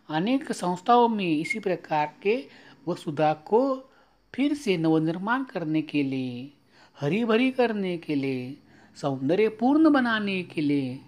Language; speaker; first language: Hindi; non-native, local second language; Marathi